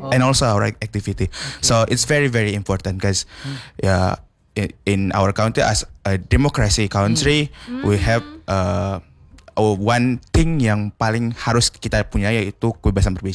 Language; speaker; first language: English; non-native, learner; Indonesian